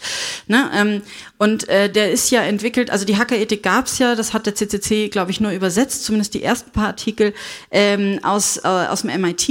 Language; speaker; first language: German; native; German